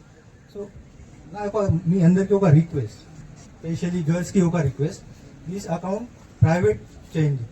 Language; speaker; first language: Telugu; non-native, learner; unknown